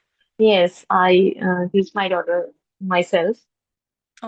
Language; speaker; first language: English; non-native, learner; Hindi